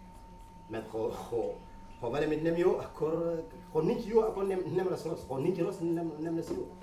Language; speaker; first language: Hungarian; non-native, fluent; Wolof